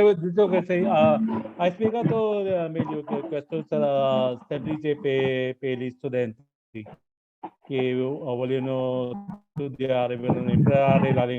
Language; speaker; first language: Italian; non-native, learner; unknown